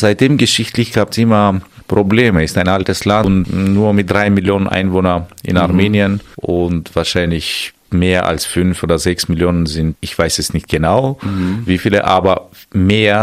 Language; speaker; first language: German; non-native, fluent; Armenian